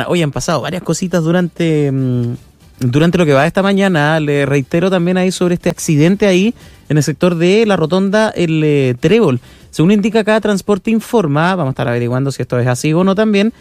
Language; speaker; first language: Spanish; native; Spanish